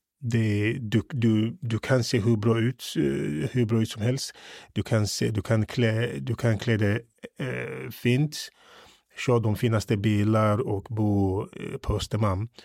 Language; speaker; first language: Swedish; early bilingual, other home language; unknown